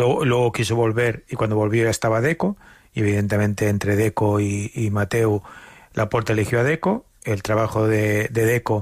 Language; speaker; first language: Spanish; native; Spanish